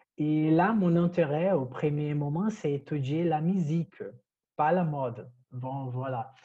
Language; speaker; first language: French; non-native, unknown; Portuguese